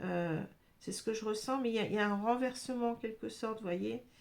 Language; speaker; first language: French; native; French